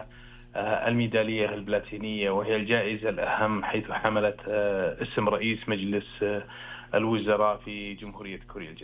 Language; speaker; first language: Arabic; native; Arabic